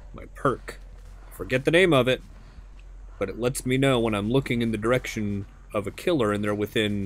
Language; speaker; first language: English; native; English